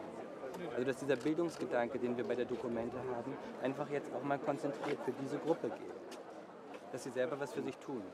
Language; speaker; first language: German; native; German